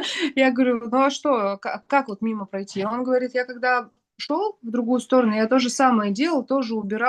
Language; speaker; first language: Russian; native; Russian